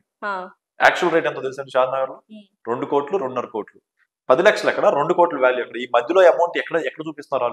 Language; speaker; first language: Telugu; native; Telugu